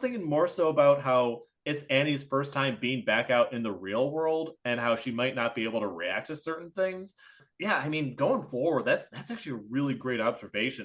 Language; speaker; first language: English; native; English